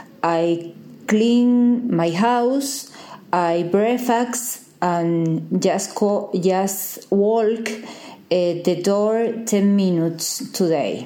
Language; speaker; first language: English; non-native, learner; Spanish